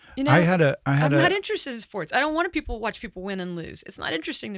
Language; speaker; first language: English; native; English